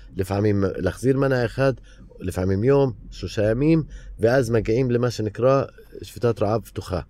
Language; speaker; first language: Hebrew; non-native, local second language; Arabic